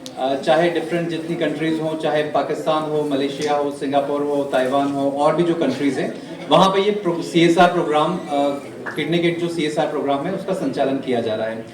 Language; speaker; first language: Hindi; native; Hindi